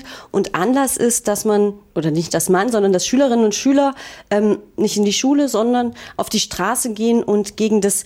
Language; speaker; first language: German; native; German